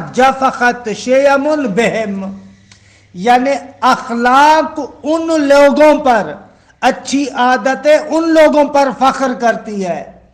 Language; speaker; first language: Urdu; non-native, local second language; Sindhi